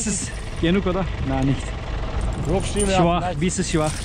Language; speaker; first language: German; non-native, learner; Turkish